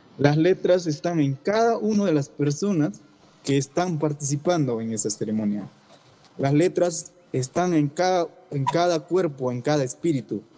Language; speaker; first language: Spanish; non-native, local second language; Shipibo-Conibo